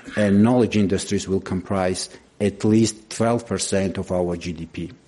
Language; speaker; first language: English; non-native, fluent; Georgian